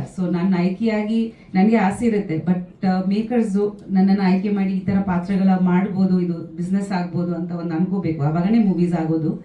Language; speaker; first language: Kannada; non-native, fluent; Bangla